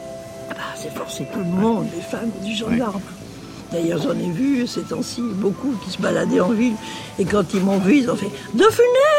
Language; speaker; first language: French; native; French